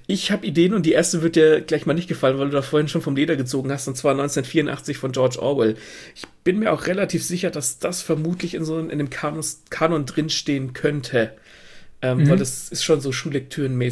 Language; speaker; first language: German; native; German